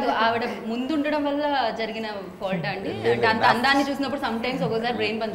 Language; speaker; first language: Telugu; native; Telugu